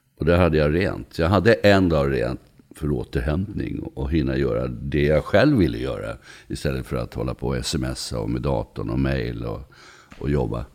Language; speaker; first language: Swedish; native; Swedish